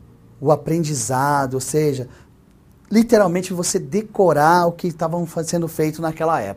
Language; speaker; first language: Portuguese; native; Portuguese